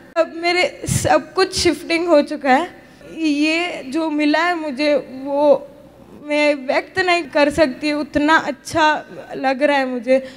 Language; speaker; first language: Hindi; non-native, local second language; Kannada